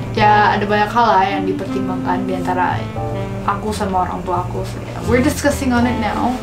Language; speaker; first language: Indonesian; non-native, local second language; English